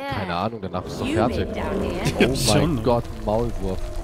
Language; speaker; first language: German; native; German